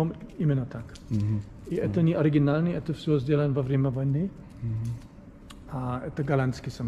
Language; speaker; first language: Russian; non-native, fluent; German